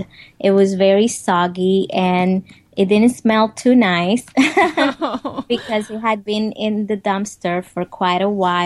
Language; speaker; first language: English; non-native, fluent; Spanish